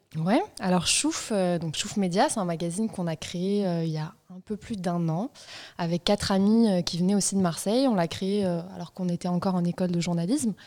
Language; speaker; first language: French; native; French